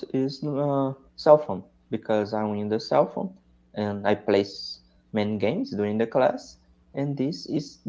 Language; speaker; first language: English; non-native, learner; Portuguese